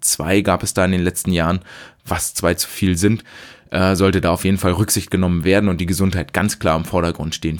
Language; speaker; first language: German; native; German